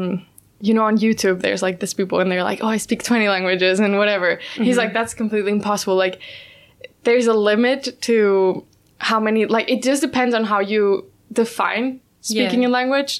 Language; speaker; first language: English; non-native, fluent; Spanish